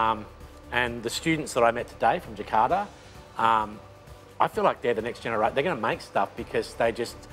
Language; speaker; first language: English; native; English